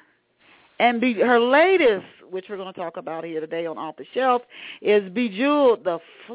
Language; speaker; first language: English; native; English